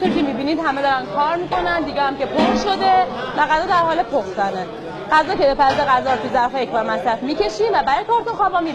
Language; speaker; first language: Persian; native; Persian